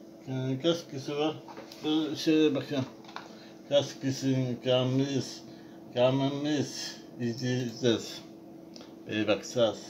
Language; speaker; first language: Turkish; non-native, learner; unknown